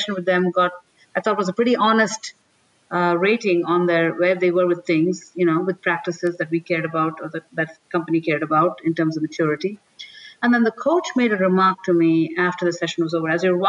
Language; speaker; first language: English; non-native, local second language; Tamil